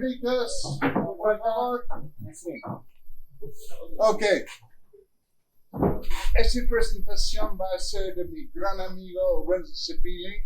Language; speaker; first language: Spanish; non-native, learner; English